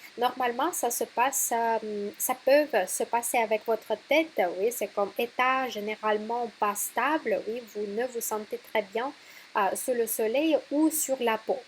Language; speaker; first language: French; non-native, fluent; Russian